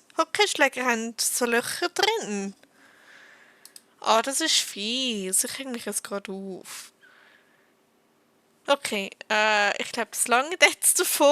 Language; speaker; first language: German; native; German